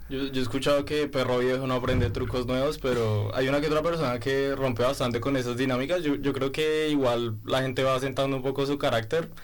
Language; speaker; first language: Spanish; native; Spanish